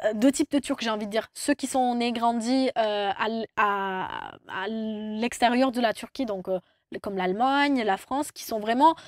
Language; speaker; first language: French; non-native, fluent; Turkish